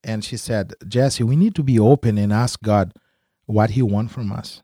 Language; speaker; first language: English; non-native, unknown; Spanish